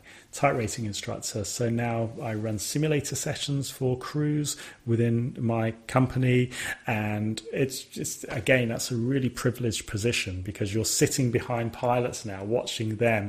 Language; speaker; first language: English; native; English